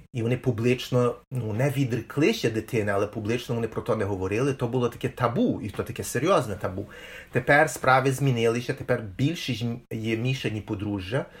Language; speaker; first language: Ukrainian; early bilingual, heritage; Ukrainian